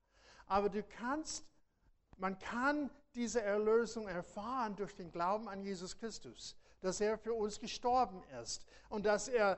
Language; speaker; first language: German; non-native, fluent; English